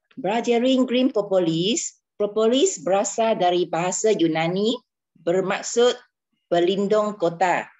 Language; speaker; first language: Malay; non-native, local second language; Chinese